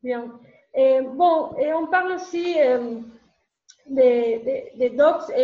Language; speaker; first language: French; non-native, learner; Spanish